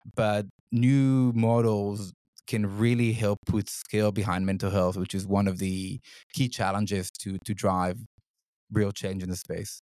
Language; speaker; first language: English; non-native, fluent; Hebrew